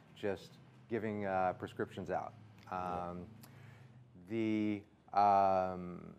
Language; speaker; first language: English; native; English